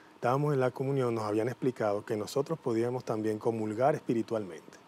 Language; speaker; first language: Spanish; native; Spanish